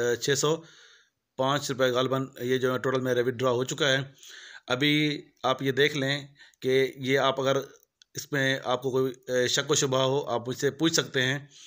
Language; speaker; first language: Urdu; non-native, local second language; Punjabi